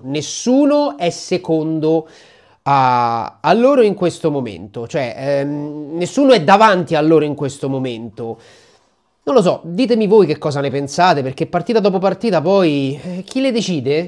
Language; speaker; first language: Italian; native; Italian